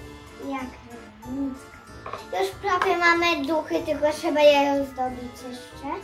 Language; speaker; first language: Polish; early bilingual, heritage; Polish